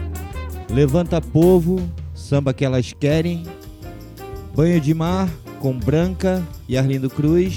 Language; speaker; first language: Portuguese; native; Portuguese